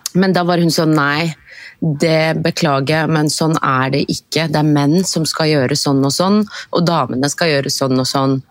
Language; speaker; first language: Norwegian; early bilingual, other home language; Arabic